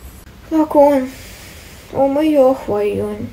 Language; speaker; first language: Chinese; non-native, learner; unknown